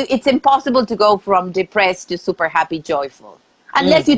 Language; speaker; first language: English; non-native, fluent; Spanish